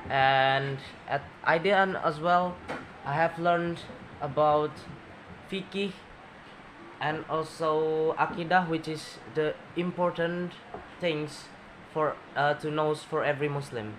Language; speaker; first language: English; non-native, learner; Indonesian